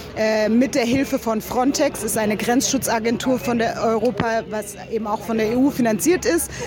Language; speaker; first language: German; native; German